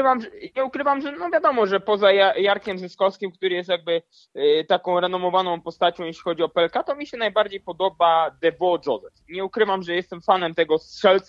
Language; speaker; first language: Polish; native; Polish